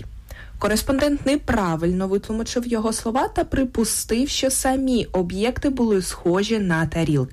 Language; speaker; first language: Ukrainian; native; Ukrainian